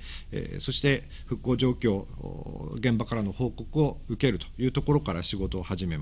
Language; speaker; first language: Japanese; native; Japanese